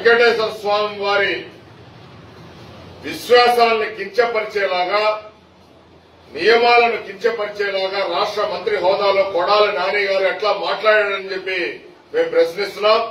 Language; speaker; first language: Telugu; native; Telugu